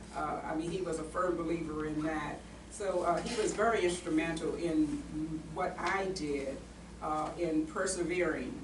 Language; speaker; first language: English; native; English